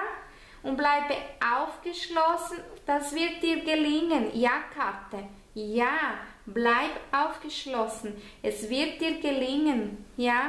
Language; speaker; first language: German; non-native, fluent; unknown